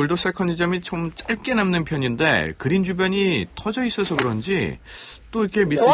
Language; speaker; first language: Korean; native; Korean